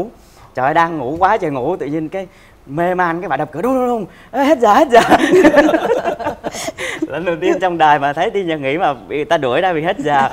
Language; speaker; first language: Vietnamese; native; Vietnamese